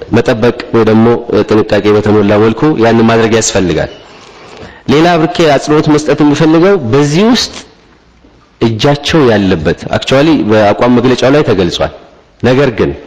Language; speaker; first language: Amharic; native; Amharic